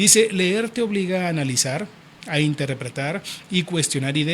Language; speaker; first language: Spanish; native; Spanish